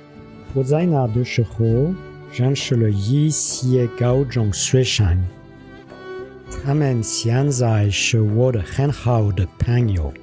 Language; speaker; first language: Chinese; non-native, learner; French